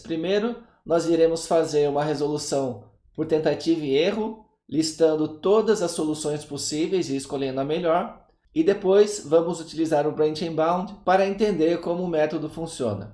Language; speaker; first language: Portuguese; native; Portuguese